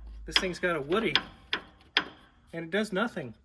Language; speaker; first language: English; native; English